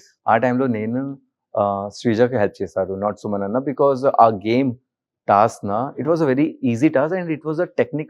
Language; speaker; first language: Telugu; non-native, local second language; Hindi